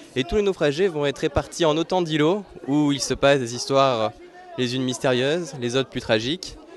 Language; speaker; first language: French; native; French